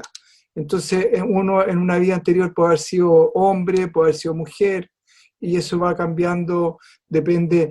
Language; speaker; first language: Spanish; native; Spanish